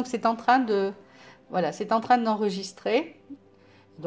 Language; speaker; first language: French; native; French